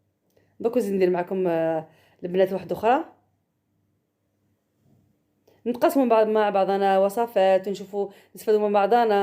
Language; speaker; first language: Arabic; native; Arabic